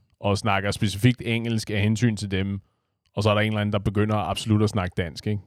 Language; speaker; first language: Danish; native; Danish